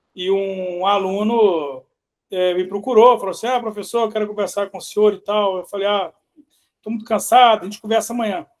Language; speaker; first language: Portuguese; native; Portuguese